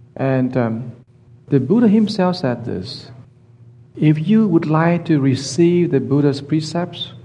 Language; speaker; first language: English; non-native, fluent; Vietnamese